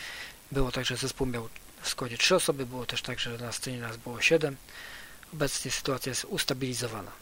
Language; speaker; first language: Polish; native; Polish